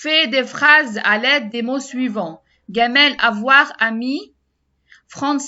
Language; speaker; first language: French; non-native, learner; Arabic